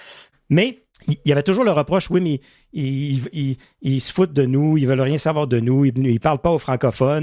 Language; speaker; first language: French; native; French